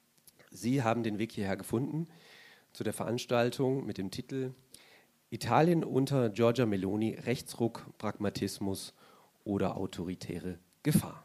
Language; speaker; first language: German; native; German